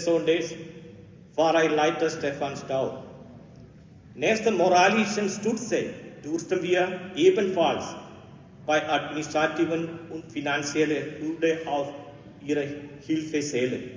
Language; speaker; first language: German; non-native, fluent; Malayalam